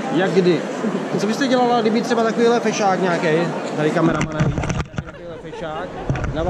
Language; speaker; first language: Czech; native; Czech